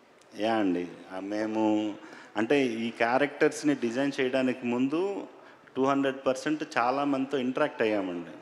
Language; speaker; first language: Telugu; native; Telugu